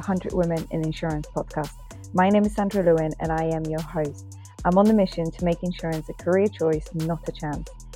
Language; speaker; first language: English; non-native, fluent; Polish